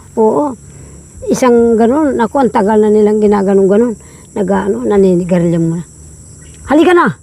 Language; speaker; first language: Filipino; native; Filipino